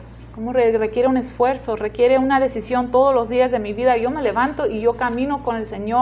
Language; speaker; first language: Spanish; native; Spanish